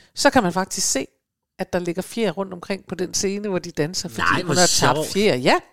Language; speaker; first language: Danish; native; Danish